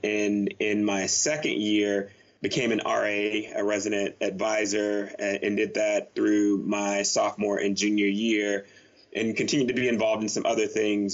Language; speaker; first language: English; native; English